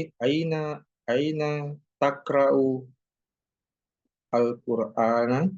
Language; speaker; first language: Arabic; non-native, learner; Indonesian